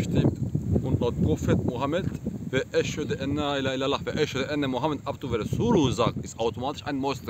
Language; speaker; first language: German; non-native, fluent; Turkish